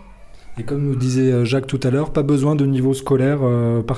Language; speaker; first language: French; native; French